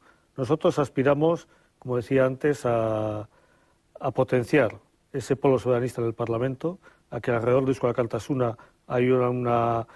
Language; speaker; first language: Spanish; native; Spanish